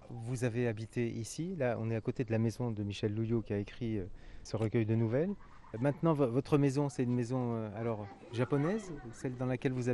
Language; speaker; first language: French; native; French